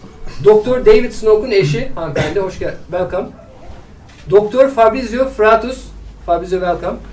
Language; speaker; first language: Turkish; native; Turkish